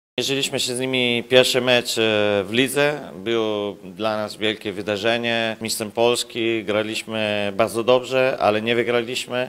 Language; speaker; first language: Polish; non-native, learner; Italian